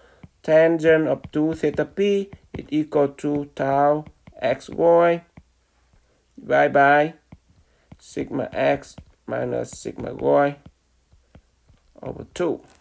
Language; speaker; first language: English; non-native, fluent; Vietnamese